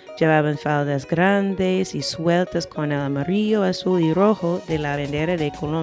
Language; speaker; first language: Spanish; non-native, fluent; English